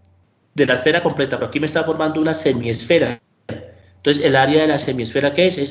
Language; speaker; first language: Spanish; native; Spanish